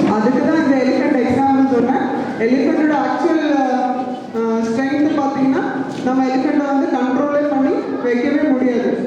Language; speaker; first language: Tamil; non-native, local second language; Malayalam